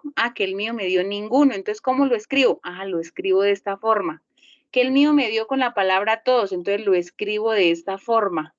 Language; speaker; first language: Spanish; native; Spanish